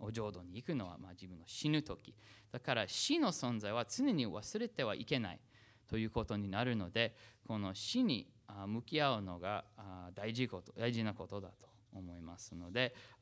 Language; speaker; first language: Japanese; non-native, fluent; English